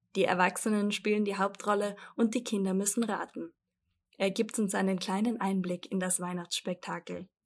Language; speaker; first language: German; native; German